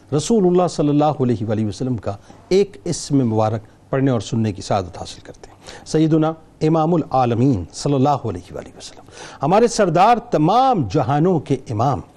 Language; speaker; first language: Urdu; native; Urdu